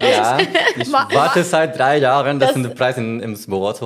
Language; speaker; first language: German; non-native, learner; Spanish